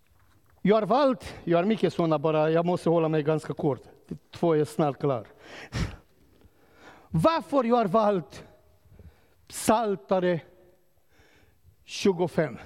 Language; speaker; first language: Swedish; non-native, learner; Romanian